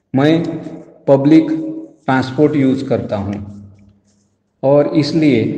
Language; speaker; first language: Hindi; non-native, local second language; Konkani